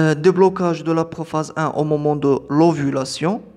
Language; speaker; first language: French; non-native, local second language; Arabic